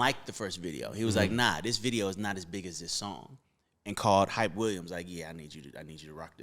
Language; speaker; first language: English; native; English